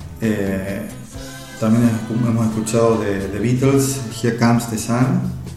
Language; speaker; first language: Spanish; native; Spanish